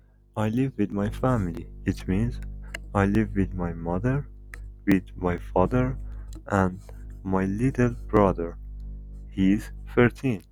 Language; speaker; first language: English; non-native, learner; Persian